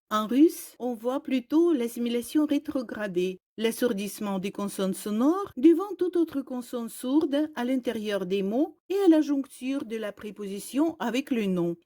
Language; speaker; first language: French; non-native, fluent; Russian